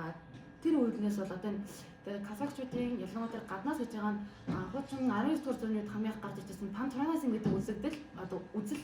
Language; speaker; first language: Mongolian; native; Mongolian